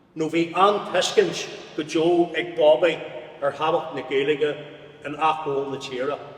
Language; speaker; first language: Irish; non-native, local second language; English